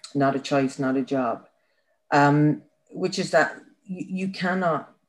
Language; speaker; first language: English; native; English